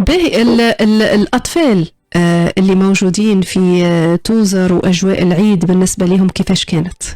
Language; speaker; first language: Arabic; native; Arabic